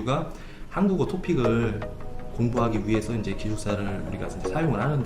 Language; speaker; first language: Korean; native; Korean